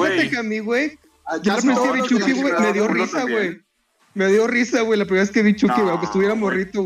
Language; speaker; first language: Spanish; native; Spanish